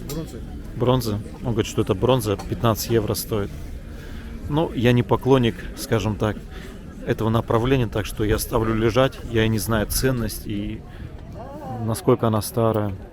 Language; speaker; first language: Russian; native; Russian